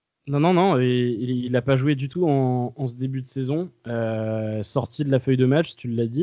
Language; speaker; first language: French; native; French